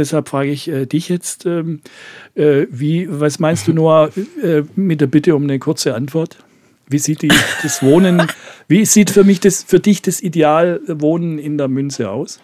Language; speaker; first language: German; native; German